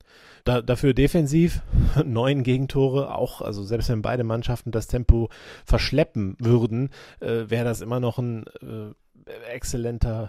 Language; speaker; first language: German; native; German